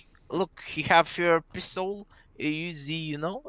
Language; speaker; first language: English; non-native, learner; Romanian